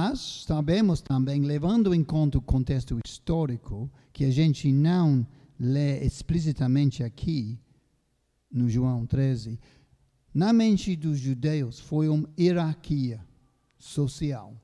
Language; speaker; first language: Portuguese; non-native, fluent; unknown